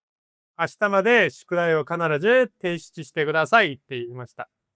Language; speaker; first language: Japanese; non-native, fluent; Korean